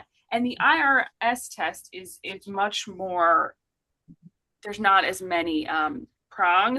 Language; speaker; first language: English; native; English